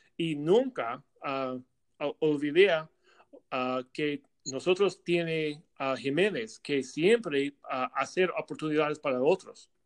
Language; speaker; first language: Spanish; non-native, learner; English